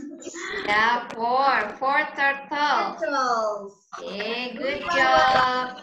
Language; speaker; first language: English; non-native, learner; Indonesian